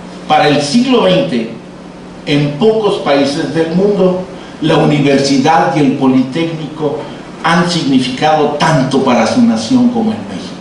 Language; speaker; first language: Spanish; native; Spanish